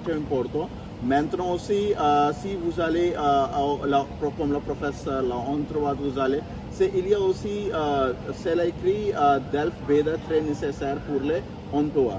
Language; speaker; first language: French; non-native, learner; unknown